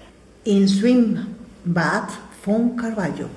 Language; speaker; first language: German; non-native, learner; Spanish